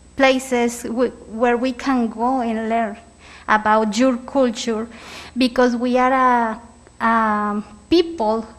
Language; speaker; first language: English; non-native, learner; Spanish